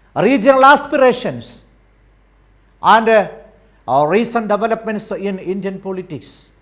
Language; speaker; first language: English; non-native, local second language; Malayalam